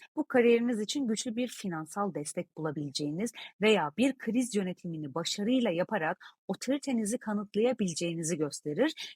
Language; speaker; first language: Turkish; native; Turkish